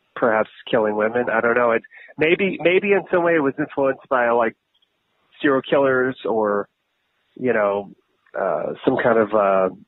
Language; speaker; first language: English; native; English